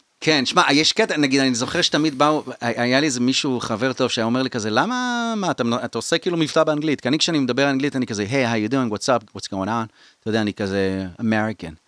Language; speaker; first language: Hebrew; native; Hebrew